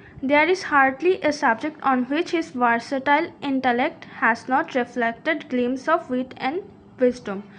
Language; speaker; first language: English; non-native, local second language; Bangla